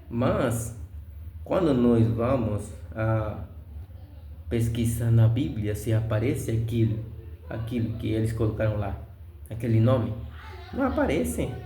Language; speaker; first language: Portuguese; non-native, fluent; Spanish